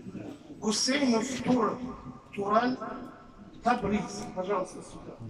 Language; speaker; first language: Russian; non-native, learner; Tajik